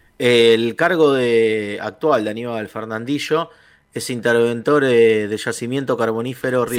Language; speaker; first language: Spanish; native; Spanish